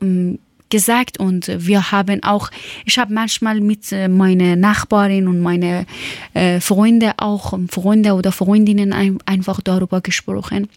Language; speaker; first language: German; non-native, learner; Persian